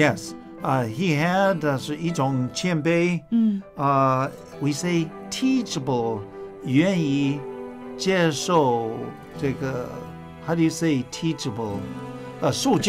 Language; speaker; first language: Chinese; non-native, fluent; English